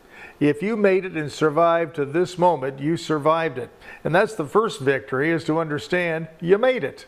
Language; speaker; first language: English; native; English